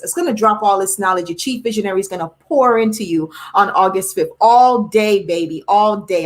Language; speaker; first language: English; native; English